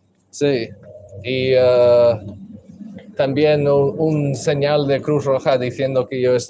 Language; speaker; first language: Spanish; non-native, learner; English